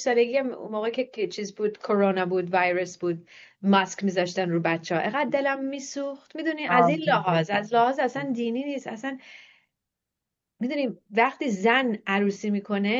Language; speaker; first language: Persian; non-native, fluent; English